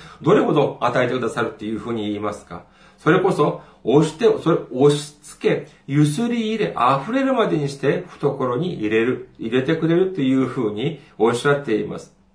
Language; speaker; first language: Japanese; non-native, fluent; Korean